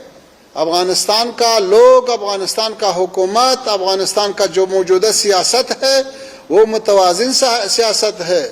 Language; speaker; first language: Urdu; non-native, fluent; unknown